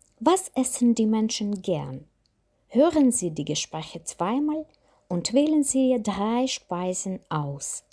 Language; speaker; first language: German; non-native, fluent; Ukrainian